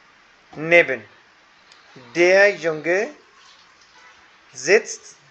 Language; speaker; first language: German; non-native, fluent; Hindi